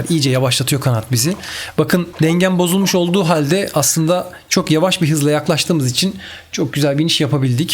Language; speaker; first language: Turkish; native; Turkish